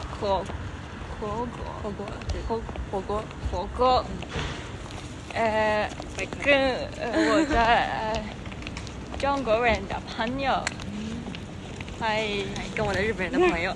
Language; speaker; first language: Chinese; non-native, learner; Japanese